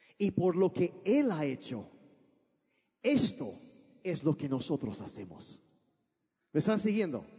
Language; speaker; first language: Spanish; early bilingual, other home language; English